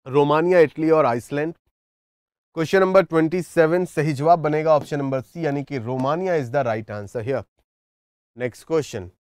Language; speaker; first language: Hindi; native; Hindi